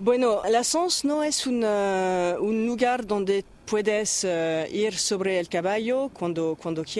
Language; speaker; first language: Spanish; non-native, fluent; French